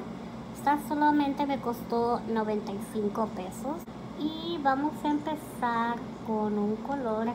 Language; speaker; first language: Spanish; early bilingual, heritage; Spanish